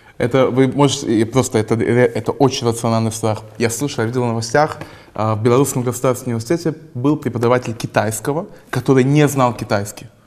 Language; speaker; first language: Russian; early bilingual, heritage; Russian